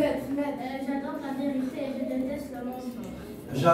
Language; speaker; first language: French; non-native, learner; Arabic